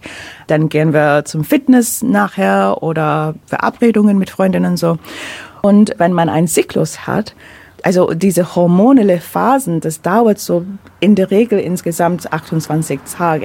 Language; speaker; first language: German; non-native, fluent; English